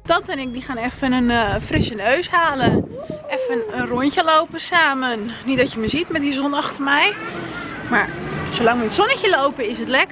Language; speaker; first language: Dutch; native; Dutch